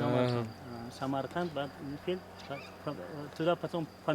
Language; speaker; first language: Russian; non-native, local second language; Tajik